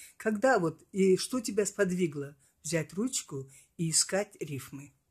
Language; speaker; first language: Russian; non-native, local second language; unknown